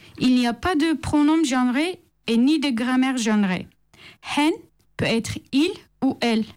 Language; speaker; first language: French; non-native, fluent; Turkish